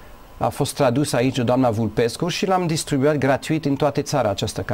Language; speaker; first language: Romanian; non-native, learner; English